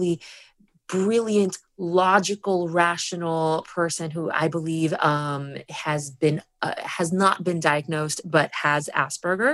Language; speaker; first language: English; early bilingual, other home language; Spanish